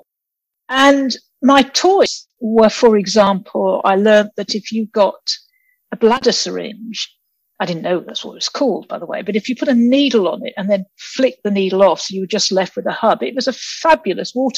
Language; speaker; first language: English; native; English